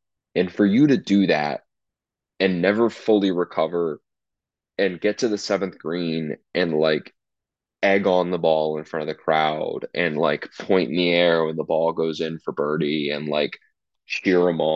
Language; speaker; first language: English; native; English